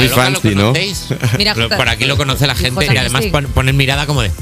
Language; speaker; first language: Spanish; native; Spanish